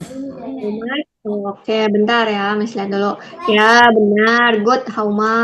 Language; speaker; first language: Indonesian; native; Indonesian